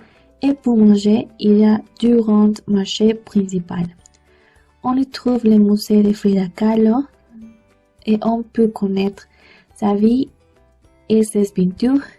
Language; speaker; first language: French; non-native, learner; Spanish